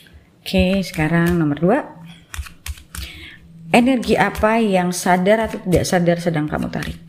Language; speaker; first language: Indonesian; native; Indonesian